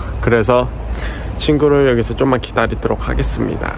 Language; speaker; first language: Korean; native; Korean